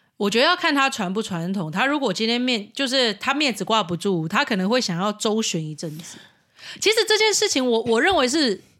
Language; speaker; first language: Chinese; native; Chinese